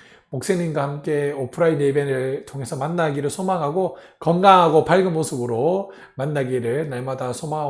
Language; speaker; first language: Korean; native; Korean